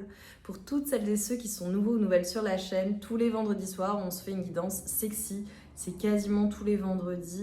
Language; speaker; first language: French; native; French